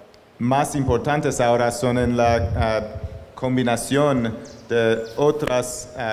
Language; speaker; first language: Spanish; non-native, learner; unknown